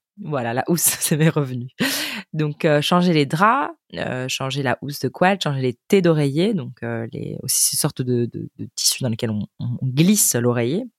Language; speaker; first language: French; native; French